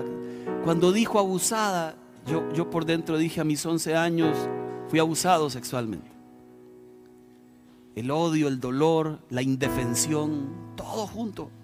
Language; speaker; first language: Spanish; native; Spanish